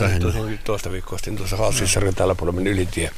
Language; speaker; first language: Finnish; native; Finnish